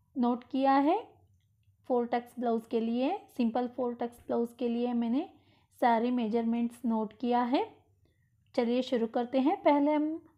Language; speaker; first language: Hindi; non-native, local second language; Kannada